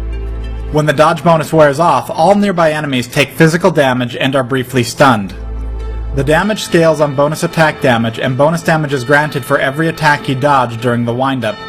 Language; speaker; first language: English; native; English